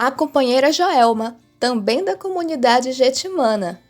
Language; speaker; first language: Portuguese; native; Portuguese